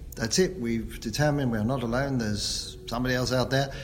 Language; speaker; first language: English; native; English